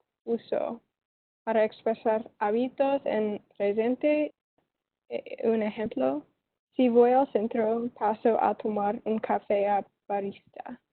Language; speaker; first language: Spanish; non-native, learner; English